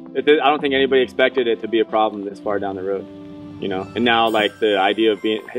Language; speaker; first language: English; native; English